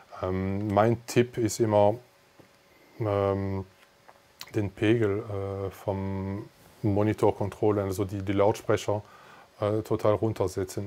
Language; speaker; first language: German; non-native, fluent; French